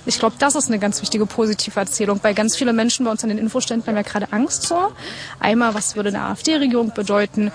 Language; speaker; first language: German; native; German